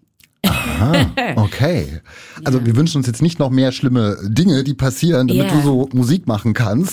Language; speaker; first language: German; native; German